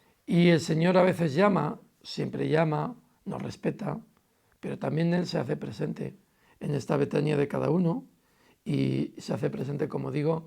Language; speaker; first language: Spanish; native; Spanish